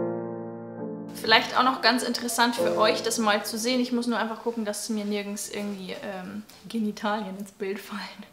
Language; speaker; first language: German; native; German